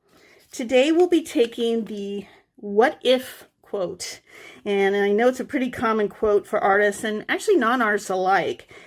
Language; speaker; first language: English; native; English